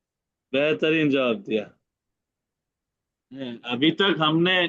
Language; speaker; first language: Hindi; non-native, fluent; Bangla